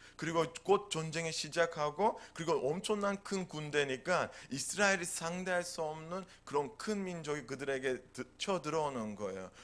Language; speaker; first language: Korean; non-native, fluent; Turkish